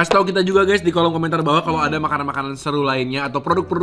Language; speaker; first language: Indonesian; native; Indonesian